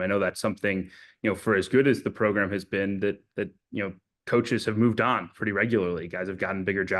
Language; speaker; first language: English; native; English